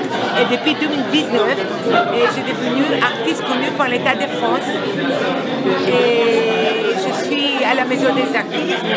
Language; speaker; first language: French; non-native, fluent; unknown